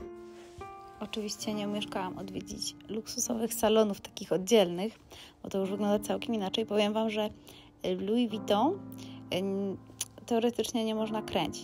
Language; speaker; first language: Polish; native; Polish